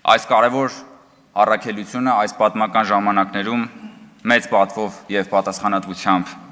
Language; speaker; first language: Armenian; native; Armenian